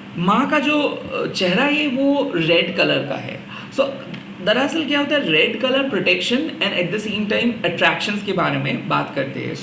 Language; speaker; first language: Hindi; non-native, local second language; Bangla